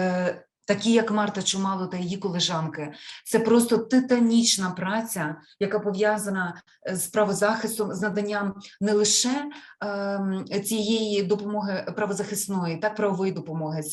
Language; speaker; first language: Ukrainian; native; Ukrainian